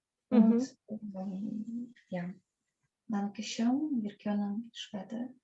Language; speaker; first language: German; non-native, learner; Russian